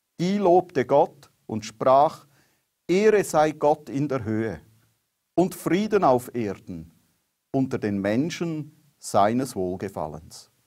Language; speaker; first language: German; native; German